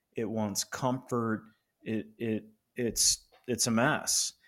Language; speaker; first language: English; native; English